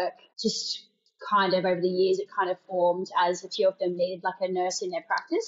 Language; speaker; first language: English; native; English